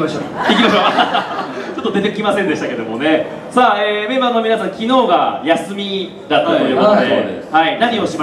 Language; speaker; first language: Japanese; native; Japanese